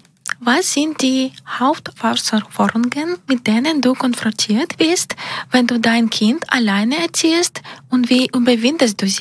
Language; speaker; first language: German; non-native, learner; Ukrainian